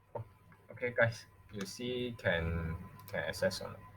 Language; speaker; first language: English; non-native, local second language; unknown